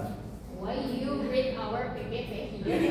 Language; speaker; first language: English; non-native, learner; Indonesian